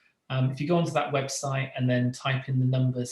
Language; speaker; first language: English; native; English